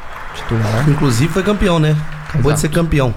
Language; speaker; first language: Portuguese; native; Portuguese